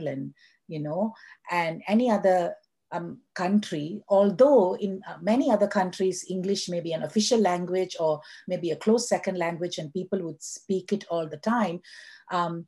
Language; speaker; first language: English; non-native, local second language; Tamil